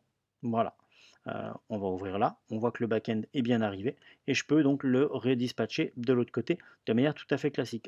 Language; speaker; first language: French; native; French